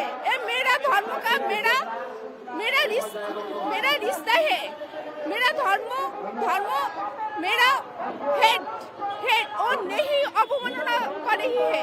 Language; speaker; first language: Hindi; non-native, learner; Bangla